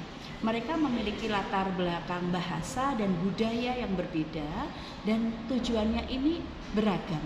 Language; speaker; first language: Indonesian; native; Indonesian